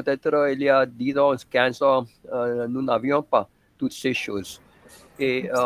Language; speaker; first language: French; non-native, fluent; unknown